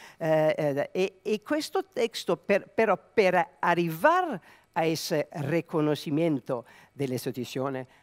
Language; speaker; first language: Italian; non-native, learner; Serbian